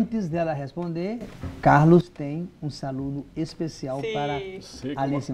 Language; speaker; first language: Portuguese; native; Portuguese